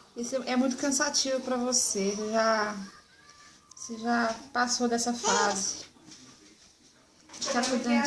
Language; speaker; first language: Portuguese; native; Portuguese